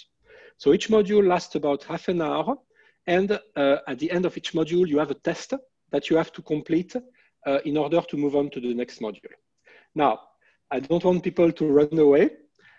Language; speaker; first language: English; non-native, fluent; French